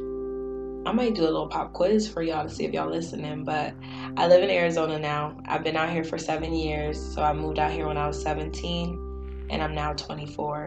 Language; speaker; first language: English; native; English